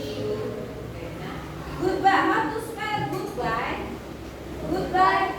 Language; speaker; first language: English; non-native, learner; Indonesian